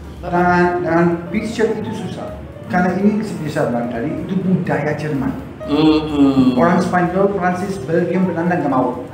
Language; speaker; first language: Indonesian; non-native, fluent; German